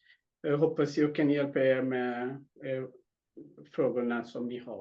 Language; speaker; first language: Swedish; non-native, fluent; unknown